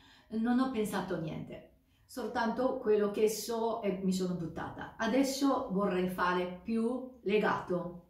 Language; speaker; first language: Italian; non-native, fluent; Japanese